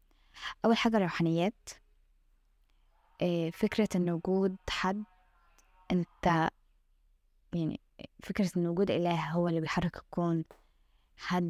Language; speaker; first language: Arabic; native; Arabic